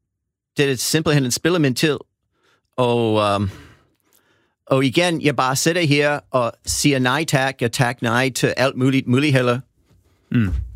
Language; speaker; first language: Danish; non-native, fluent; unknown